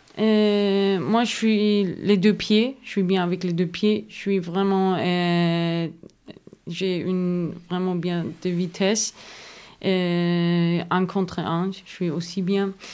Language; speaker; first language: French; non-native, learner; German